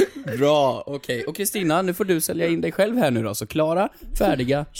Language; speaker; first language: Swedish; native; Swedish